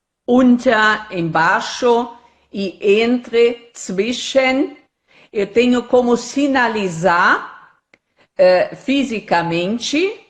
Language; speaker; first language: Portuguese; non-native, fluent; German